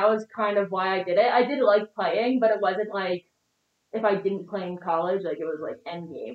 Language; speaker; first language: English; native; English